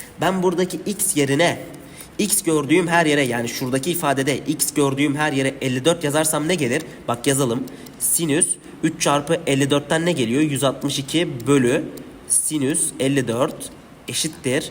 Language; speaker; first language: Turkish; native; Turkish